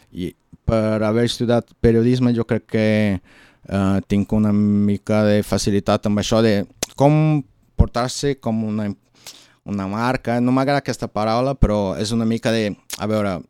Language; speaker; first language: Catalan; non-native, learner; Portuguese